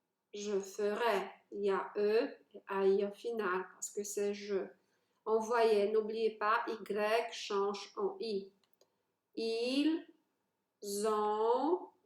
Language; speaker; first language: French; non-native, fluent; Polish